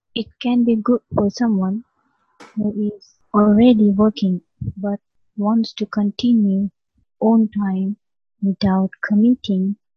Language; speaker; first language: English; non-native, local second language; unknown